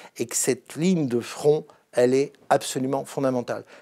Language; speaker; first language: French; native; French